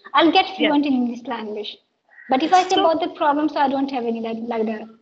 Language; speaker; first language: English; non-native, local second language; Hindi